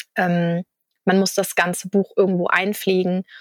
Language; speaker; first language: German; native; German